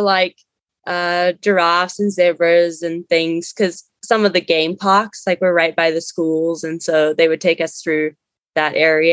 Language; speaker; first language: English; native; English